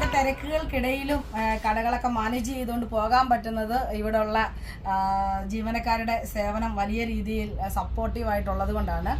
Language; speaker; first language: Malayalam; native; Malayalam